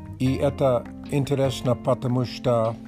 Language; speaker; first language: Russian; non-native, learner; English